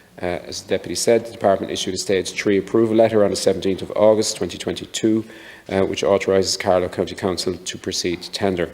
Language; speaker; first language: English; native; English